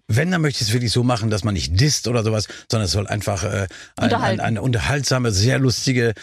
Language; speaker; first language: German; native; German